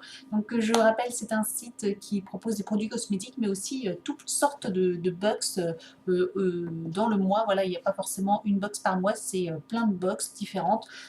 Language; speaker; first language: French; native; French